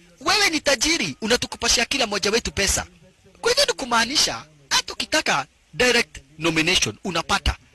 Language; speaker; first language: Swahili; native; Swahili